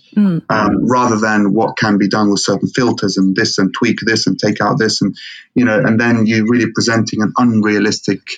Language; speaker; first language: English; non-native, fluent; Arabic